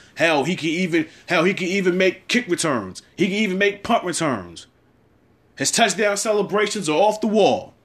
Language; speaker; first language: English; native; English